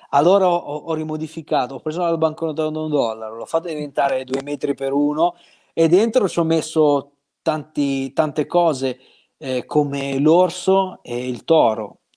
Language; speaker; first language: Italian; native; Italian